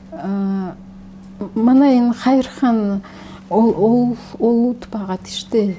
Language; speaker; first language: Mongolian; non-native, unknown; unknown